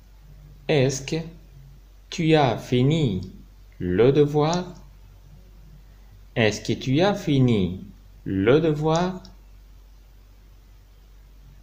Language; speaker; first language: French; non-native, fluent; Arabic